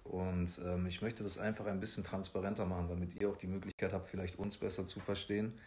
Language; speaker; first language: German; native; German